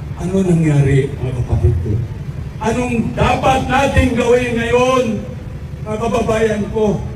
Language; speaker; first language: Filipino; non-native, local second language; Iloko